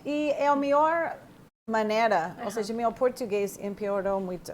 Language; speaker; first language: Portuguese; non-native, fluent; English